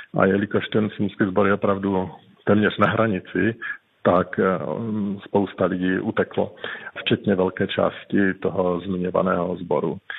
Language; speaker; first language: Czech; native; Czech